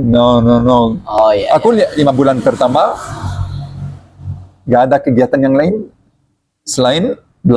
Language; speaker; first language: Indonesian; non-native, learner; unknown